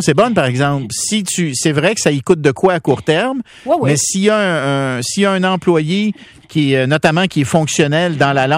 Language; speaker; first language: French; native; French